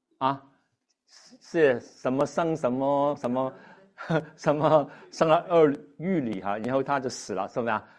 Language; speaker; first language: Chinese; non-native, local second language; Cantonese